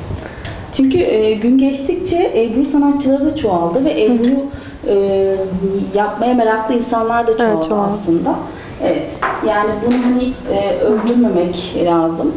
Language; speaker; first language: Turkish; native; Turkish